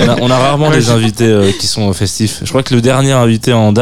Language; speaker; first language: French; native; French